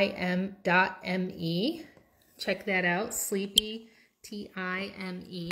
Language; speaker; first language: English; native; English